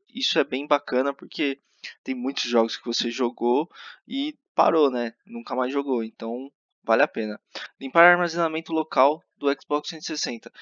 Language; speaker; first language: Portuguese; native; Portuguese